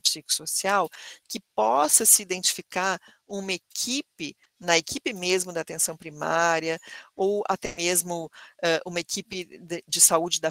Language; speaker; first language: Portuguese; native; Portuguese